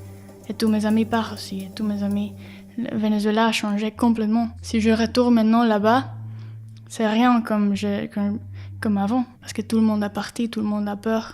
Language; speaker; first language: French; non-native, fluent; Spanish